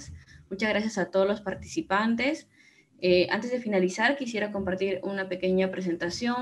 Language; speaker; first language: Spanish; native; Spanish